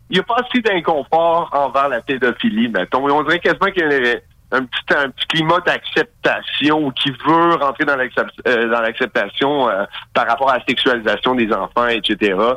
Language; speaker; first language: French; native; French